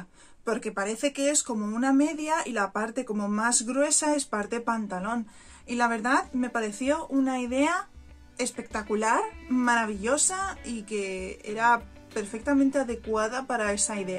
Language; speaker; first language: Spanish; native; Spanish